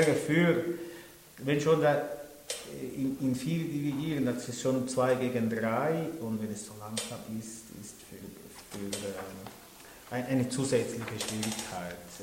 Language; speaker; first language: German; non-native, local second language; French